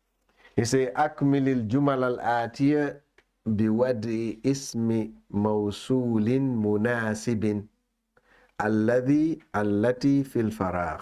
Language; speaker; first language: Arabic; non-native, fluent; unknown